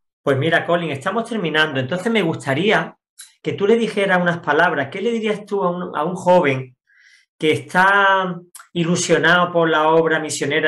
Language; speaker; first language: Spanish; native; Spanish